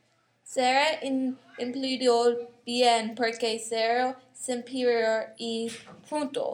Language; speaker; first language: Spanish; non-native, learner; English